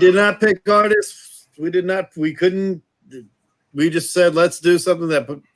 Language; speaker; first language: English; native; English